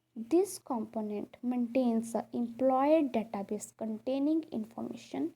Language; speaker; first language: English; non-native, local second language; Punjabi